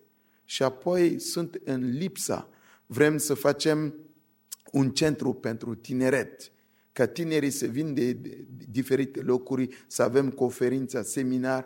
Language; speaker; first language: Romanian; non-native, fluent; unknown